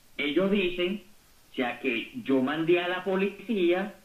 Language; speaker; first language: Spanish; native; Spanish